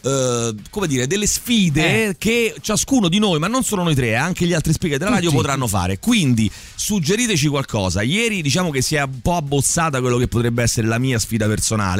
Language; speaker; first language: Italian; native; Italian